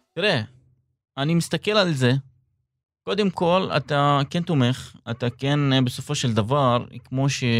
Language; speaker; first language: Hebrew; non-native, local second language; Arabic